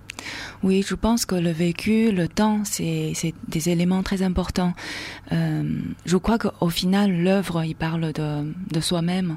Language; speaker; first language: French; non-native, fluent; Chinese